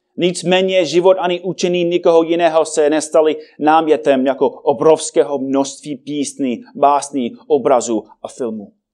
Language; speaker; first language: Czech; non-native, fluent; English